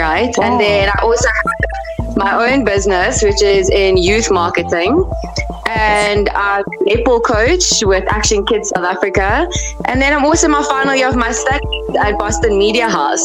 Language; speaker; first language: English; native; English